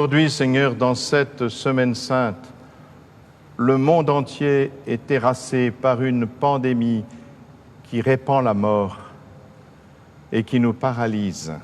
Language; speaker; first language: French; native; French